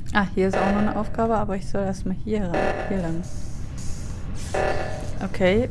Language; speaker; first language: German; native; German